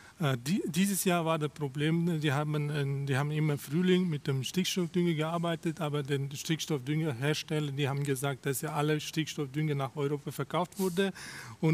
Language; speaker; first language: German; non-native, fluent; Russian